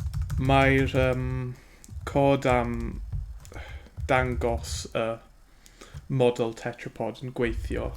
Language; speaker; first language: Welsh; non-native, learner; English